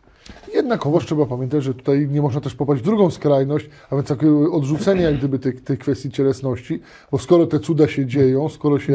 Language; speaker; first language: Polish; native; Polish